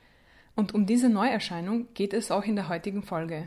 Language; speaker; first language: German; native; German